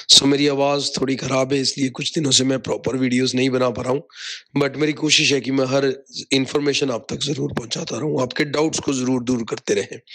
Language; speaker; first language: Hindi; non-native, local second language; Punjabi